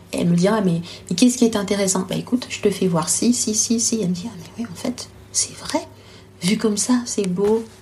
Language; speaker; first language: French; non-native, local second language; Lingala